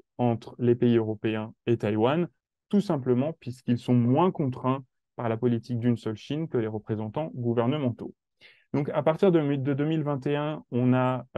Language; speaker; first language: French; native; French